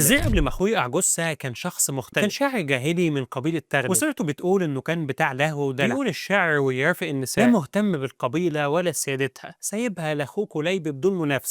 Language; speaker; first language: Arabic; native; Arabic